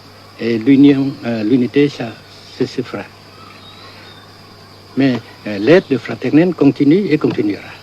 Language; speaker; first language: French; non-native, fluent; Vietnamese